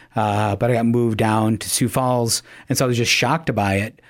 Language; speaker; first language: English; native; English